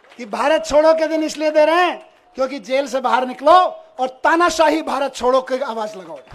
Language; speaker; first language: Hindi; native; Hindi